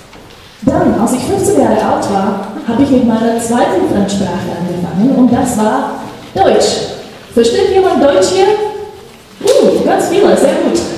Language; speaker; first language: German; non-native, fluent; Slovak